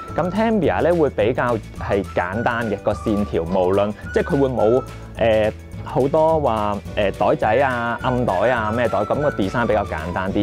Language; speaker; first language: Cantonese; native; Cantonese